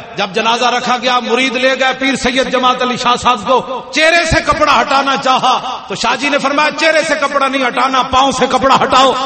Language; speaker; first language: Urdu; non-native, local second language; Punjabi